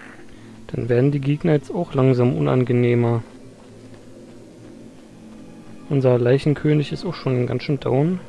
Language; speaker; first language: German; native; German